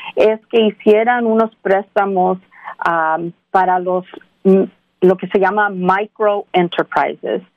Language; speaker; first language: Spanish; early bilingual, heritage; Spanish